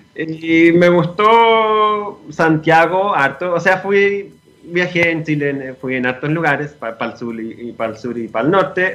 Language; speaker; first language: Spanish; non-native, fluent; Greek